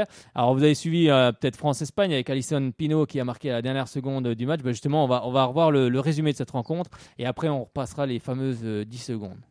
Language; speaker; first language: French; native; French